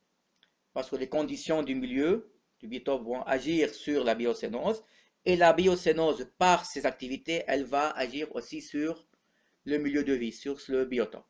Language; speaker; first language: French; non-native, local second language; Arabic